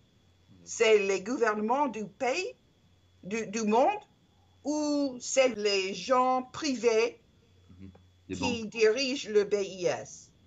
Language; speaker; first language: French; non-native, learner; English